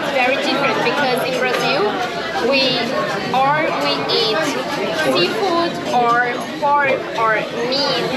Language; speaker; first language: English; non-native, fluent; Portuguese